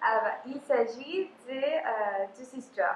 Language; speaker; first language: French; non-native, fluent; Spanish